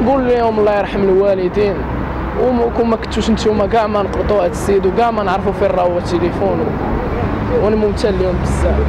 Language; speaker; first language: Arabic; native; Arabic